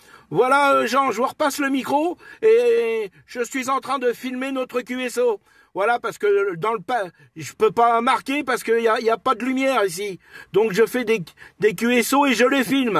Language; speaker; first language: French; native; French